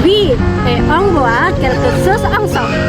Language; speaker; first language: French; non-native, learner; Indonesian